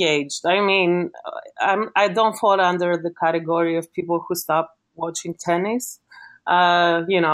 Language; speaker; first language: English; non-native, fluent; Greek